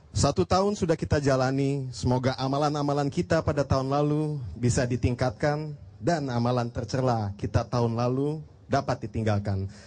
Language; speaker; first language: Indonesian; non-native, fluent; Arabic